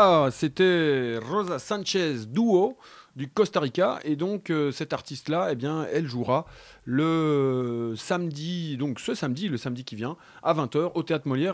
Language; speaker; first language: French; native; French